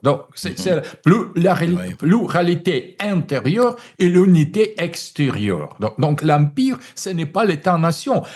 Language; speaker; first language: French; non-native, fluent; Russian